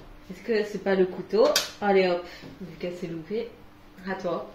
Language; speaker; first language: French; native; French